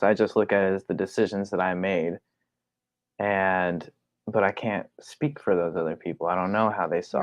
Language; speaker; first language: English; native; English